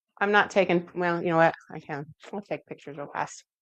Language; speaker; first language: English; native; English